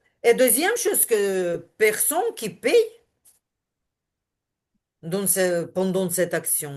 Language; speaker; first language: French; non-native, learner; Ukrainian